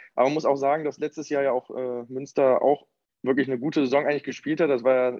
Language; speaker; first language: German; native; German